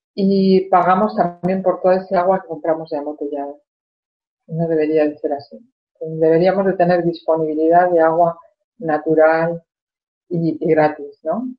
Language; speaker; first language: Spanish; native; Spanish